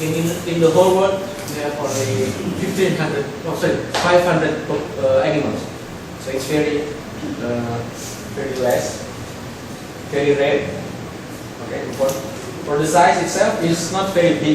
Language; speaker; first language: English; non-native, local second language; Indonesian